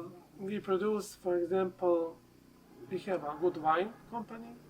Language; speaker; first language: English; non-native, learner; Serbian